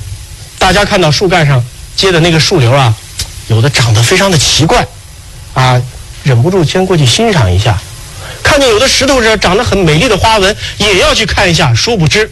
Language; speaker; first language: Chinese; native; Chinese